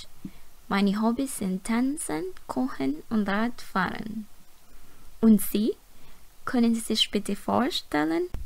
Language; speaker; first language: German; non-native, fluent; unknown